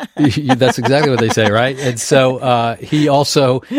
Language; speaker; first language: English; native; English